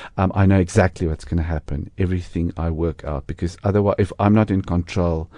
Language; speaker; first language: English; non-native, local second language; Afrikaans